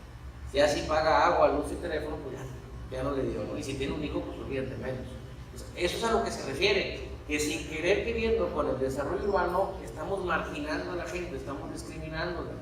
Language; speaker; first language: Spanish; native; Spanish